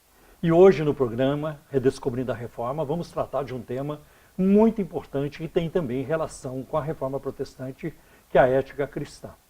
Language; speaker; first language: Portuguese; native; Portuguese